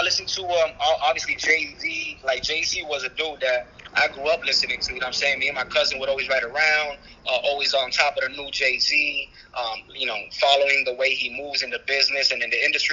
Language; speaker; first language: English; native; English